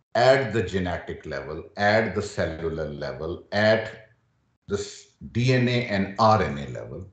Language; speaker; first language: English; non-native, local second language; Urdu